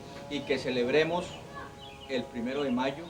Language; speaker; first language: Spanish; native; Spanish